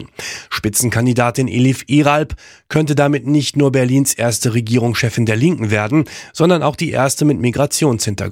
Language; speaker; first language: German; native; German